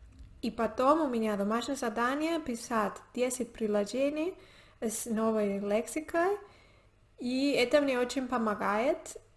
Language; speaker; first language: Russian; non-native, learner; Spanish